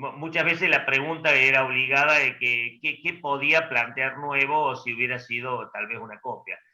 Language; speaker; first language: Spanish; native; Spanish